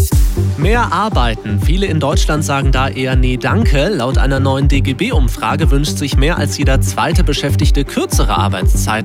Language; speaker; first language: German; native; German